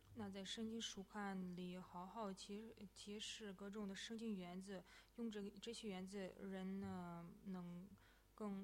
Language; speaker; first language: Chinese; non-native, fluent; Russian